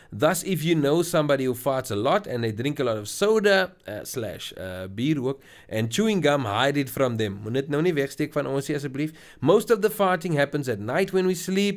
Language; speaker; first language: English; non-native, local second language; Afrikaans